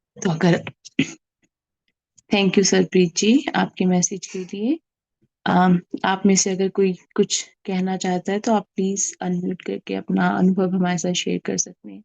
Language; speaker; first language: Hindi; native; Hindi